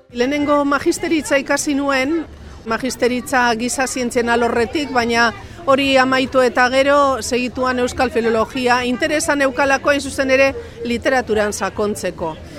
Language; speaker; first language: Basque; native; Basque